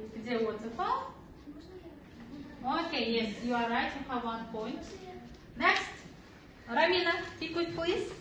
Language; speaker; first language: English; non-native, learner; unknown